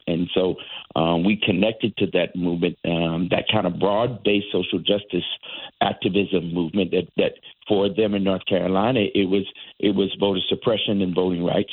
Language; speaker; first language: English; native; English